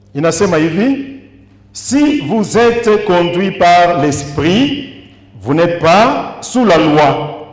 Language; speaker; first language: French; non-native, local second language; Swahili